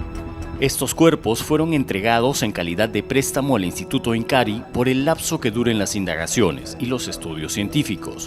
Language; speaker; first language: Spanish; native; Spanish